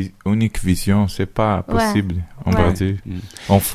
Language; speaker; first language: French; non-native, learner; Portuguese